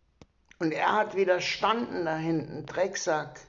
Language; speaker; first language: German; native; German